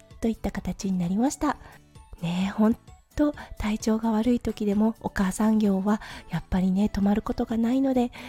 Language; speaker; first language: Japanese; native; Japanese